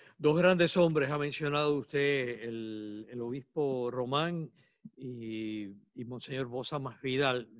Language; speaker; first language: Spanish; native; Spanish